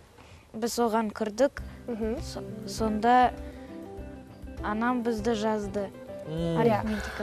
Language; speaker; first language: Kazakh; non-native, local second language; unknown